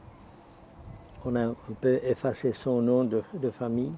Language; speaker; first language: French; non-native, fluent; Czech